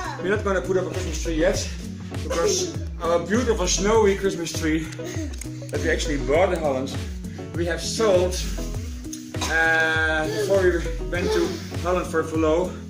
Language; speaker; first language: English; non-native, fluent; Dutch